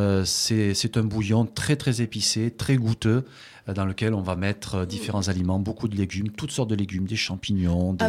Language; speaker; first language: French; native; French